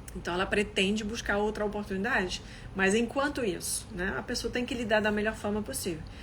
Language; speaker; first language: Portuguese; non-native, fluent; French